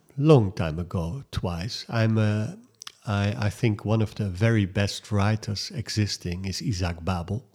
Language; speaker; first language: English; non-native, fluent; Dutch